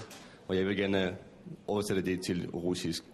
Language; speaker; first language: Danish; non-native, fluent; Russian